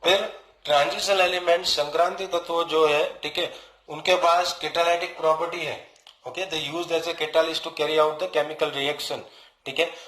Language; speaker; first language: Hindi; non-native, local second language; Gujarati